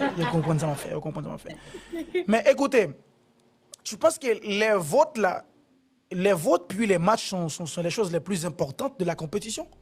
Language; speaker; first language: French; non-native, local second language; Haitian Creole